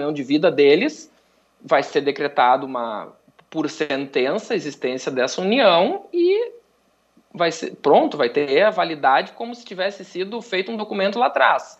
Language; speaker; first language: Portuguese; native; Portuguese